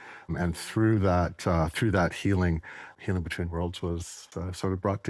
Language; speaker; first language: English; native; English